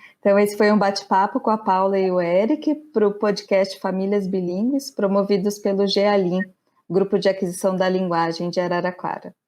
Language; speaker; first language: Portuguese; native; Portuguese